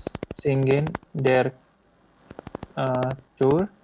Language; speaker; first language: German; non-native, learner; Hindi